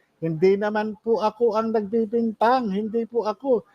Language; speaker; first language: Filipino; native; Filipino